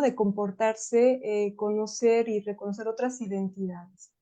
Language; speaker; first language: Spanish; native; Spanish